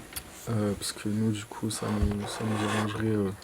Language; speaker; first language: French; native; French